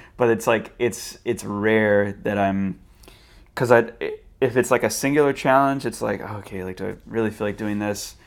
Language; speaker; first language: English; native; English